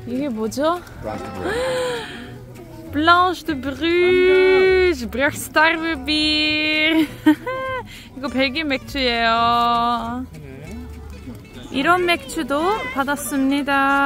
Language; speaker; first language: Korean; non-native, fluent; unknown